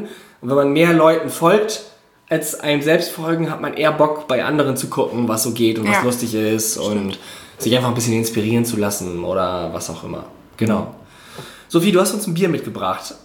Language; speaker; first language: German; native; German